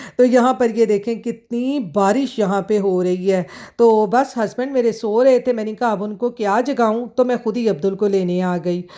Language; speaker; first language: Urdu; non-native, local second language; Punjabi